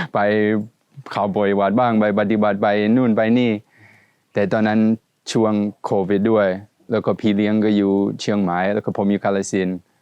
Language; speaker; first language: Thai; non-native, fluent; Swedish